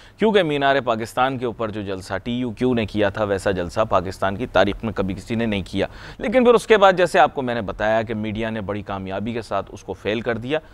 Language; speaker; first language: Urdu; native; Urdu